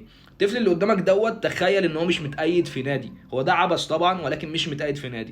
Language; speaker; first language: Arabic; native; Arabic